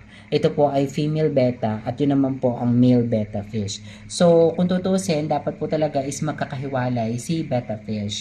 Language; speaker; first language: Filipino; native; Filipino